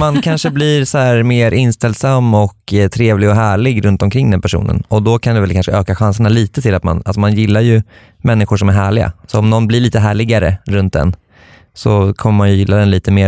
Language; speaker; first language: Swedish; native; Swedish